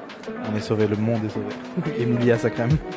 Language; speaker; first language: French; native; French